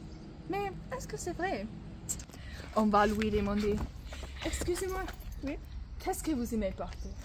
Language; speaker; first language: French; non-native, learner; German